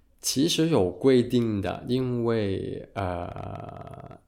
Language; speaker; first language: Chinese; non-native, local second language; Cantonese